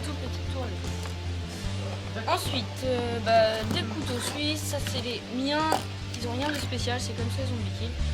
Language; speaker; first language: French; native; French